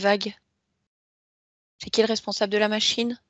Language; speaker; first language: French; native; French